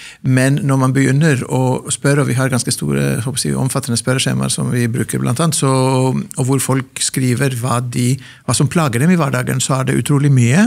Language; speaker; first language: Norwegian; non-native, fluent; Greek